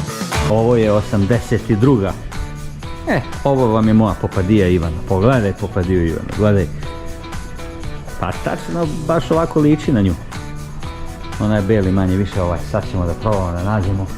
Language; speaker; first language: Serbian; native; Serbian